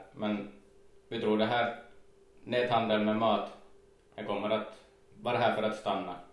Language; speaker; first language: Swedish; native; Swedish